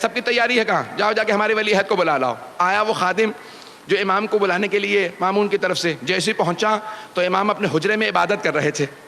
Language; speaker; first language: Urdu; native; Urdu